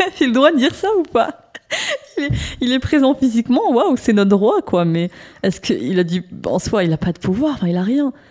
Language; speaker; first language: French; native; French